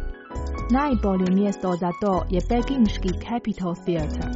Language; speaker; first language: Croatian; native; Croatian